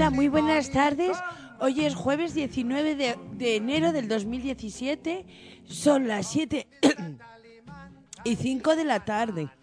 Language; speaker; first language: Spanish; native; Spanish